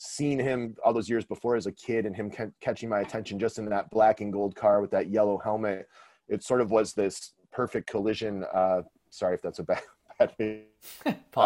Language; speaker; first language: English; native; English